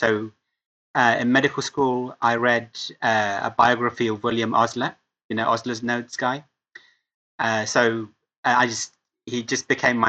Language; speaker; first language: English; native; English